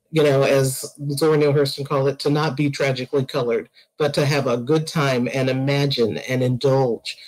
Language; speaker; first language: English; native; English